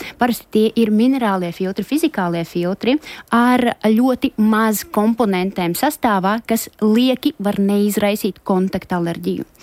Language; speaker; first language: Latvian; non-native, local second language; Russian